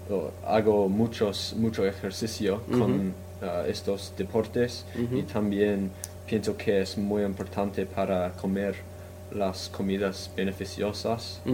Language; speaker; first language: Spanish; non-native, fluent; English